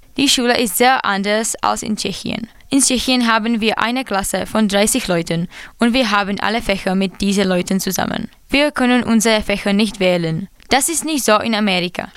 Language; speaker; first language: German; non-native, learner; Czech